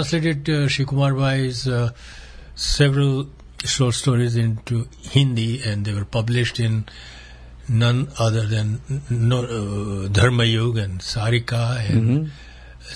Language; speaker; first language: English; non-native, local second language; Gujarati